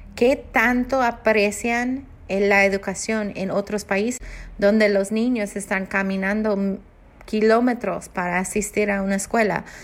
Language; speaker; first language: Spanish; non-native, fluent; English